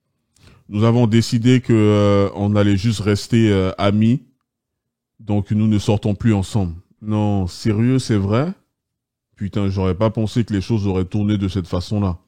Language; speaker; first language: French; native; French